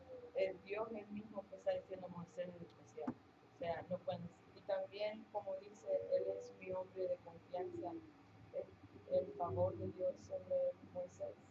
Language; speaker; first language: Spanish; early bilingual, heritage; Spanish